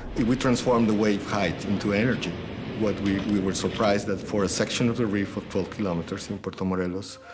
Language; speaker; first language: English; non-native, fluent; Spanish